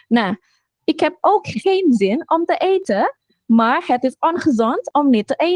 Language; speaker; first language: Dutch; non-native, fluent; Indonesian